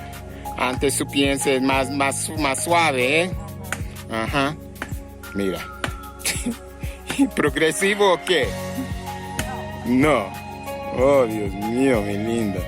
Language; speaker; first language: Spanish; non-native, learner; English